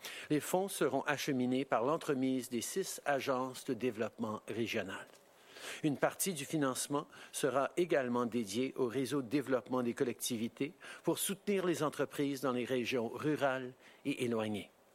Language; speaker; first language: French; early bilingual, heritage; French